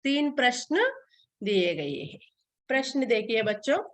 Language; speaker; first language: Hindi; non-native, local second language; Telugu